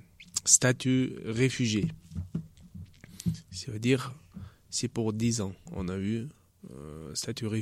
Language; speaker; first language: French; non-native, learner; Chechen